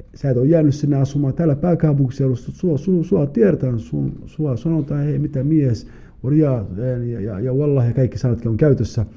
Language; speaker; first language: Finnish; early bilingual, other home language; Somali